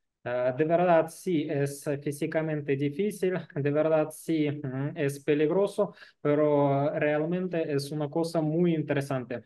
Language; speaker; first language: Spanish; non-native, learner; Russian